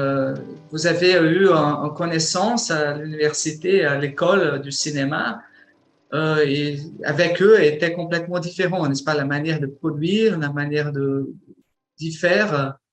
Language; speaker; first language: French; non-native, fluent; Portuguese